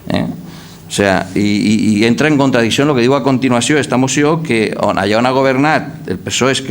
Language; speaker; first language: Spanish; non-native, local second language; Catalan